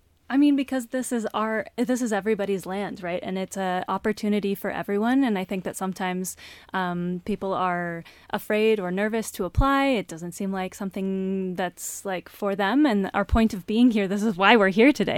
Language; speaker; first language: English; native; English